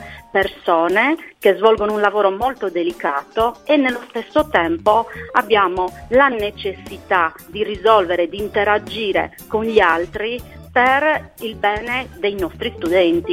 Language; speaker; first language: Italian; native; Italian